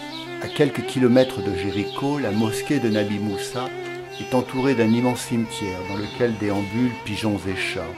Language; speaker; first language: French; native; French